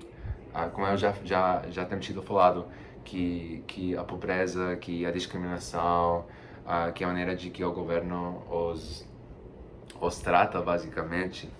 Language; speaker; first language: Portuguese; non-native, fluent; Spanish